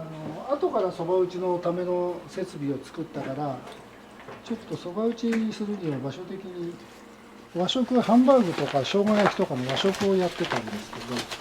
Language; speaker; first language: Japanese; native; Japanese